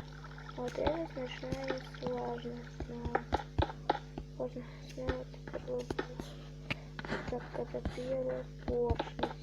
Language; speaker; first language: Russian; native; Russian